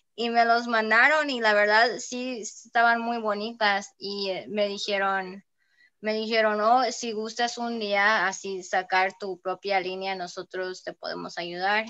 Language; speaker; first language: Spanish; early bilingual, heritage; English